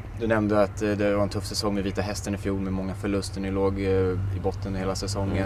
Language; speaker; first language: Swedish; native; Swedish